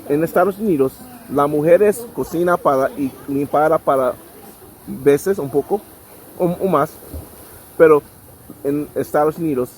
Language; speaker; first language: Spanish; non-native, learner; English